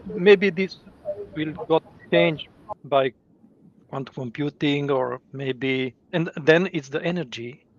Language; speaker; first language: English; non-native, fluent; Romanian